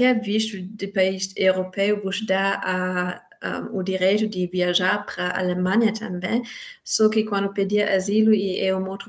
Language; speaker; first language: Portuguese; non-native, fluent; German